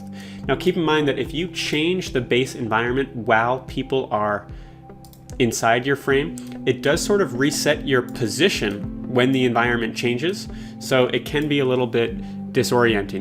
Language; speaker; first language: English; native; English